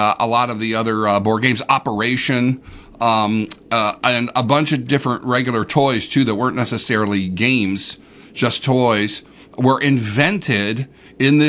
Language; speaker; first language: English; native; English